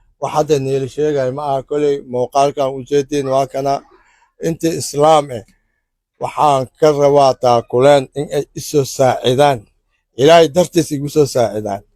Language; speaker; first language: Somali; native; Somali